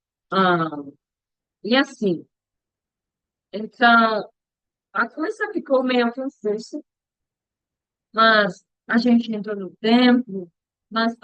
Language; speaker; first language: Portuguese; non-native, learner; Spanish